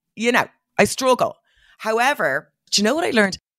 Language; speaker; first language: English; native; English